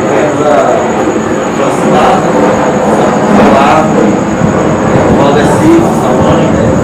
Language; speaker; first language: Portuguese; native; Portuguese